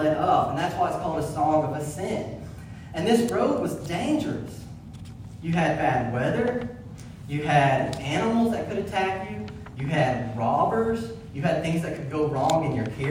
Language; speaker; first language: English; native; English